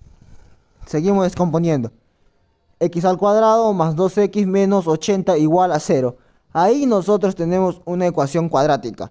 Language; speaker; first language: Spanish; native; Spanish